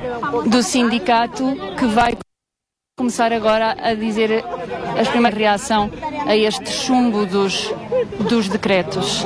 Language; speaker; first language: Portuguese; native; Portuguese